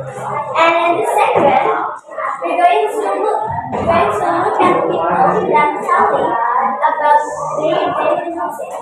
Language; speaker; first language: English; non-native, fluent; Indonesian